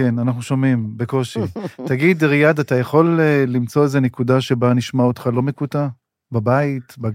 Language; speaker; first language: Hebrew; native; Hebrew